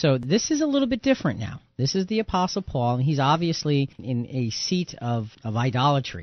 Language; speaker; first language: English; native; English